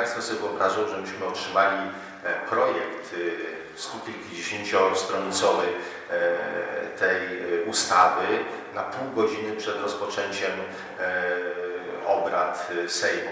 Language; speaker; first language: Polish; native; Polish